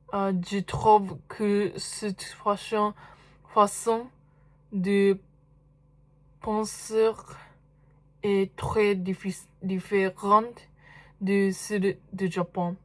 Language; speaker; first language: French; non-native, learner; Japanese